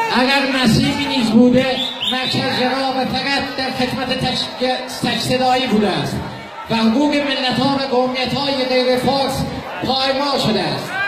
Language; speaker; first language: Persian; non-native, local second language; Azerbaijani